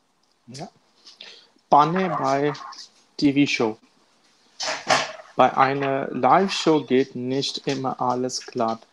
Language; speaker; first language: German; non-native, learner; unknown